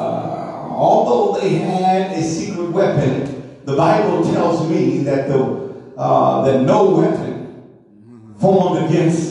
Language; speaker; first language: English; native; English